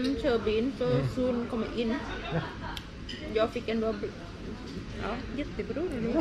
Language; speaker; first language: Swedish; non-native, learner; Thai